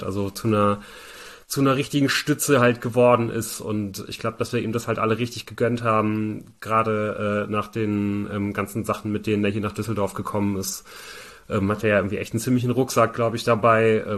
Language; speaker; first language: German; native; German